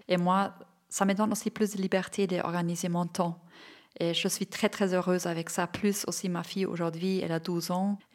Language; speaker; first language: French; non-native, fluent; German